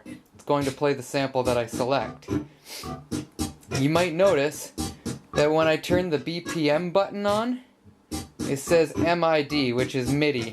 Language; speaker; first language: English; native; English